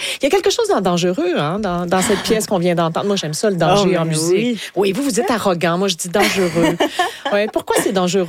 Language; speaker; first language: French; native; French